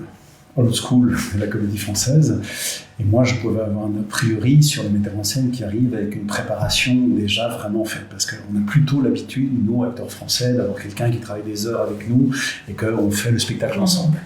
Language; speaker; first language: French; native; French